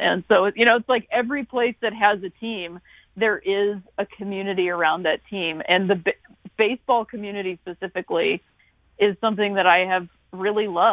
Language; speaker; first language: English; native; English